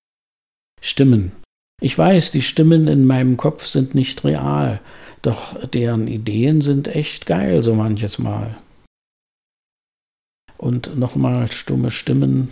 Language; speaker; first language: German; native; German